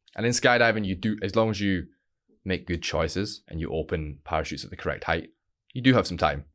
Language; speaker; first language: English; native; English